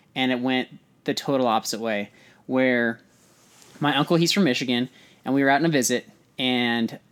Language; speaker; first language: English; native; English